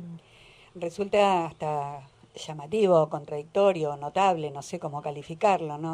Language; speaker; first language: Spanish; native; Spanish